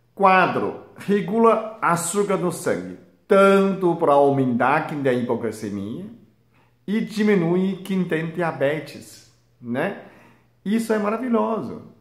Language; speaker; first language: Portuguese; non-native, fluent; Chinese